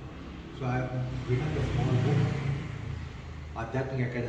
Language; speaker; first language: English; non-native, fluent; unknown